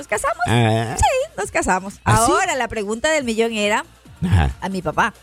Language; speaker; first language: Spanish; native; Spanish